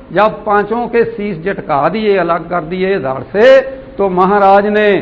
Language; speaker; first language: Hindi; non-native, local second language; Punjabi